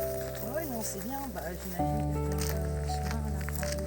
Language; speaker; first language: French; native; French